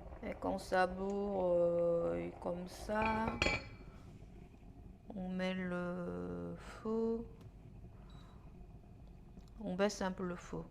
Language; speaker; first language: French; non-native, fluent; Korean